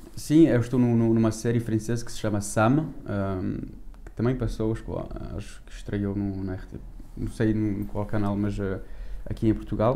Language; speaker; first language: Portuguese; early bilingual, heritage; French